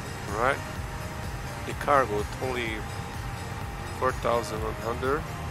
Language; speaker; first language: English; non-native, learner; Portuguese